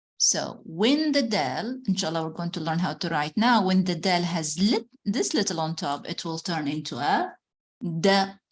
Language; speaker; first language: English; non-native, fluent; Arabic